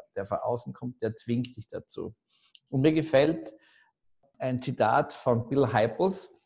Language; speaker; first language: German; native; German